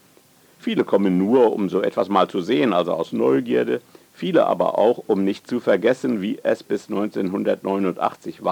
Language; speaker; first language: German; native; German